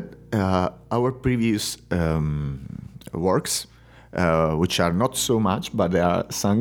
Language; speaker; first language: English; non-native, fluent; Italian